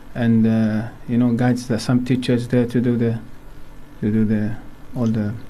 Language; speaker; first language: English; non-native, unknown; Arabic